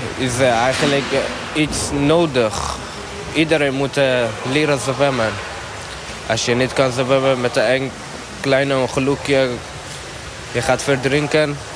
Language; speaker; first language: Dutch; non-native, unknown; Persian